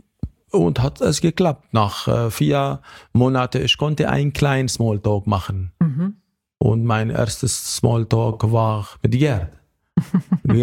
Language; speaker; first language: German; non-native, learner; Arabic